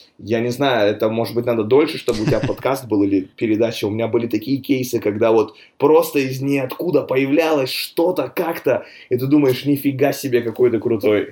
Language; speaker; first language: Russian; native; Russian